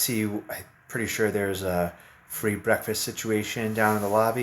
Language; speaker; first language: English; native; English